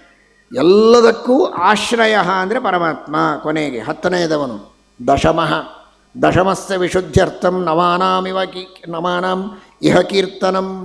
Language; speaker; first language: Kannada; native; Kannada